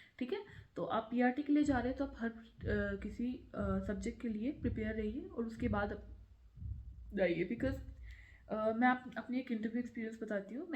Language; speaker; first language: Hindi; native; Hindi